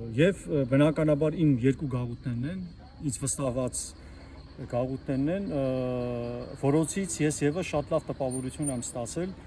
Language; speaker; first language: Armenian; native; Armenian